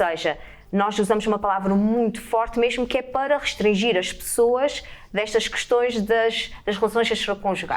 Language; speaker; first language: Portuguese; native; Portuguese